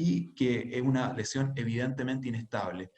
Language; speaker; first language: Spanish; native; Spanish